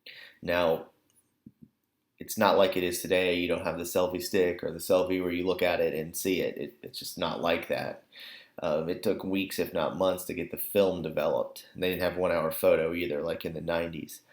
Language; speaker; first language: English; native; English